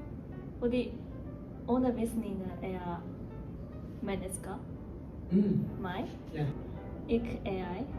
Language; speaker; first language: Danish; non-native, learner; Japanese